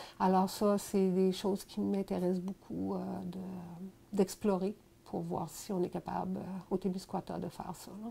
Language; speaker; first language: French; native; French